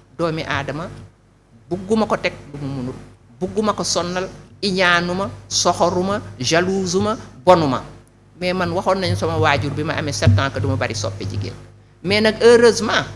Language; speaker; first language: Wolof; non-native, local second language; Fula